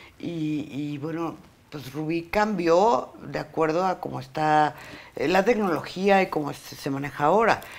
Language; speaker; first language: Spanish; native; Spanish